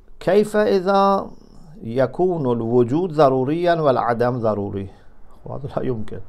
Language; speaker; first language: Arabic; non-native, fluent; Persian